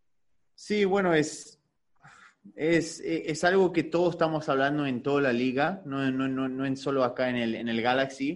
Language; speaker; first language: Spanish; early bilingual, heritage; Spanish